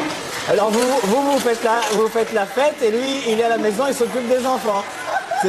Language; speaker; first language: French; native; French